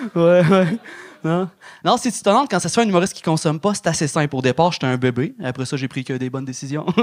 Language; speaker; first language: French; native; French